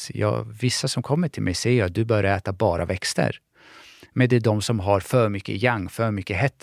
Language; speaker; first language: Swedish; early bilingual, other home language; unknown